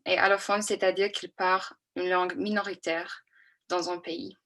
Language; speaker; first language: French; non-native, fluent; English